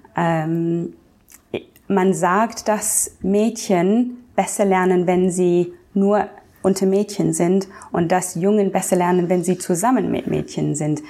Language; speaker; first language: German; non-native, fluent; English